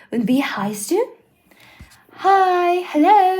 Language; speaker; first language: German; non-native, learner; Mongolian